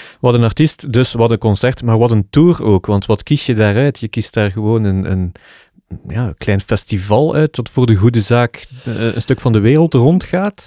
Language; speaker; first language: Dutch; native; Dutch